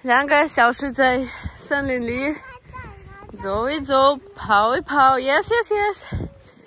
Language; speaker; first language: Chinese; non-native, learner; Russian